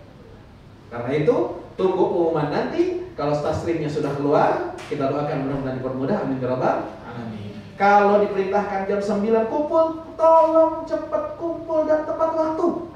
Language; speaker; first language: Indonesian; native; Indonesian